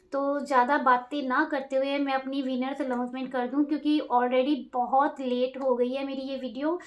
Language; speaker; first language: Hindi; native; Hindi